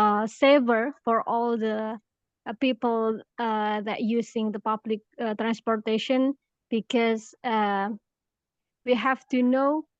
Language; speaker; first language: English; non-native, learner; Indonesian